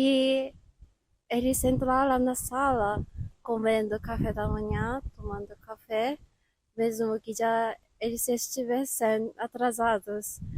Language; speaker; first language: Portuguese; non-native, fluent; Japanese